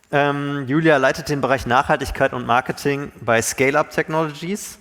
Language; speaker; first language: German; native; German